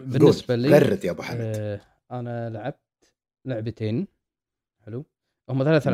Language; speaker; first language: Arabic; native; Arabic